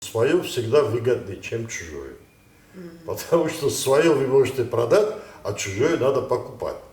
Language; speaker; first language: Russian; non-native, local second language; Ossetic